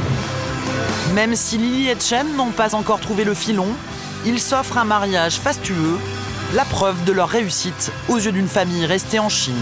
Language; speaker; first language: French; native; French